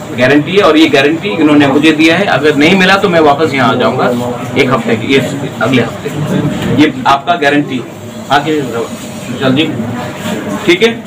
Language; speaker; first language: Hindi; non-native, local second language; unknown